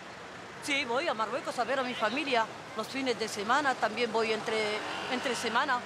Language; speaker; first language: Spanish; non-native, local second language; Arabic